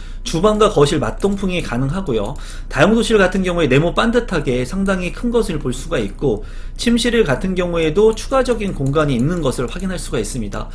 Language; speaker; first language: Korean; native; Korean